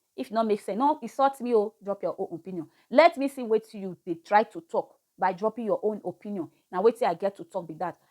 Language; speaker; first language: Nigerian Pidgin; native; Nigerian Pidgin